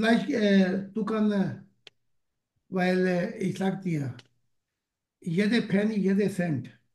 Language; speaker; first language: German; non-native, learner; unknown